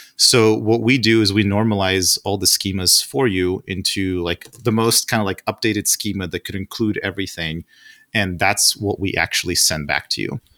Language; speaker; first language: English; non-native, fluent; Russian